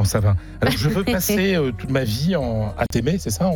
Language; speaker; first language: French; native; French